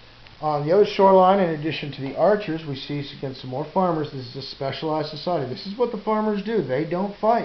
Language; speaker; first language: English; native; English